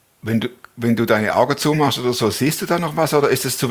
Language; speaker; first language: German; native; German